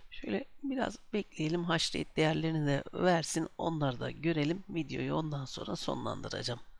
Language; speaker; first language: Turkish; native; Turkish